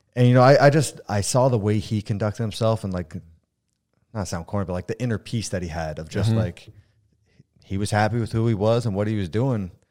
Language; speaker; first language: English; native; English